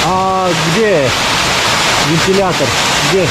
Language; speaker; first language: Russian; non-native, local second language; Tajik